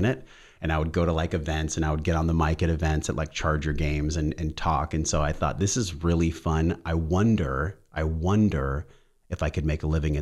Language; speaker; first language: English; native; English